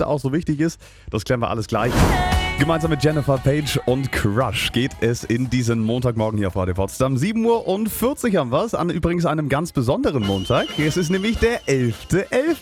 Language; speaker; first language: German; native; German